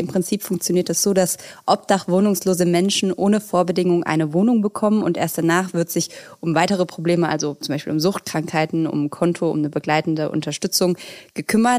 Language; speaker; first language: German; native; German